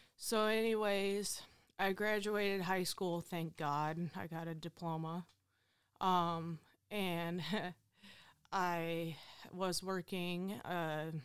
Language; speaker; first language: English; native; English